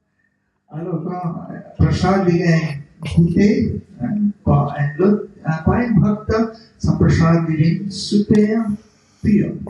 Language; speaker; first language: French; non-native, local second language; Morisyen